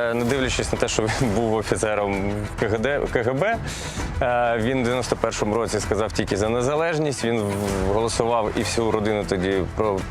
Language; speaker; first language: Ukrainian; native; Ukrainian